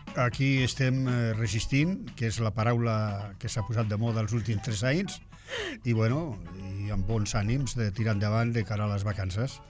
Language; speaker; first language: Catalan; non-native, local second language; Galician